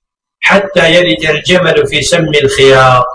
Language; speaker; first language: Arabic; native; Arabic